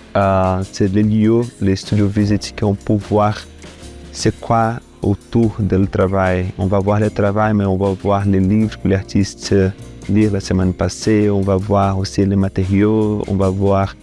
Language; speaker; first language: French; non-native, fluent; Portuguese